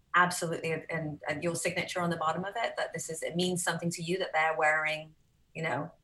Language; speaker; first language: English; native; English